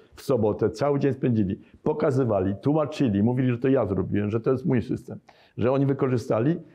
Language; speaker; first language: Polish; native; Polish